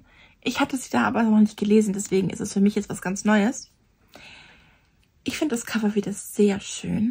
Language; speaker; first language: German; native; German